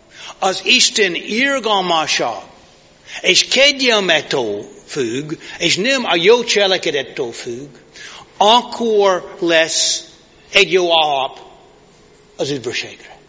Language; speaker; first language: Hungarian; non-native, fluent; English